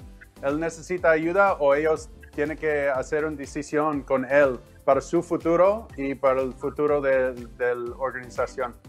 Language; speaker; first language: Spanish; non-native, learner; English